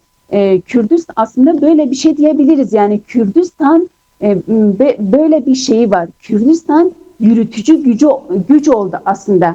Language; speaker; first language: Turkish; non-native, fluent; Kurdish